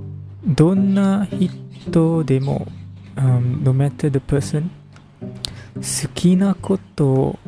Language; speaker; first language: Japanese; non-native, learner; English